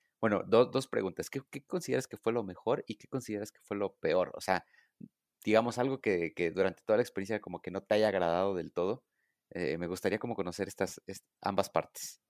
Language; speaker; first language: Spanish; native; Spanish